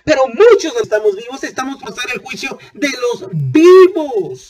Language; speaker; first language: Spanish; native; Spanish